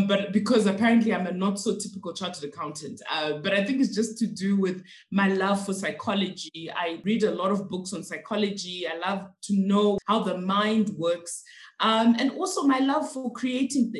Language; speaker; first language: English; non-native, local second language; Shona